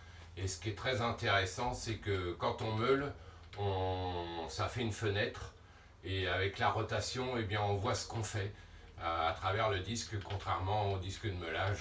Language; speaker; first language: French; native; French